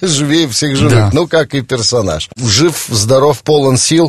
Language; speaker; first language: Russian; native; Russian